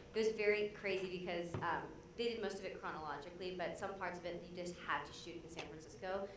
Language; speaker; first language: English; native; English